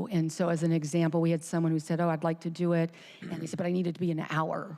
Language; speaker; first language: English; native; English